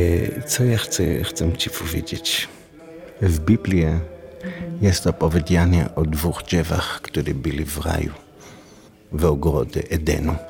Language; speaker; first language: Polish; non-native, learner; Hebrew